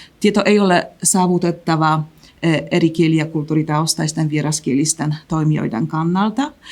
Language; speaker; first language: Finnish; non-native, fluent; Polish